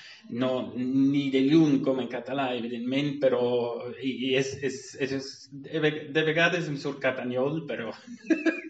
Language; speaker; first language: Catalan; non-native, fluent; German